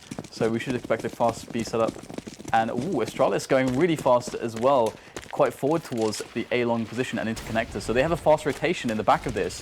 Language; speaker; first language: English; native; English